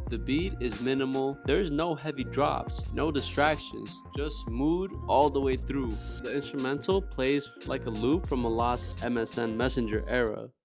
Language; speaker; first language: English; native; English